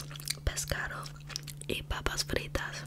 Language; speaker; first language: Spanish; non-native, learner; English